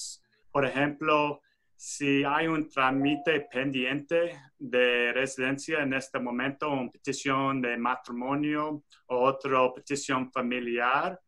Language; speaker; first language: Spanish; non-native, fluent; English